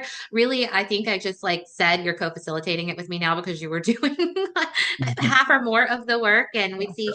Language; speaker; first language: English; native; English